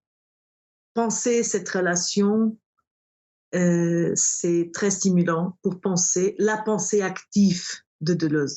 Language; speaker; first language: French; non-native, fluent; Portuguese